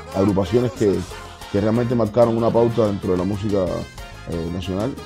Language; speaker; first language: Spanish; native; Spanish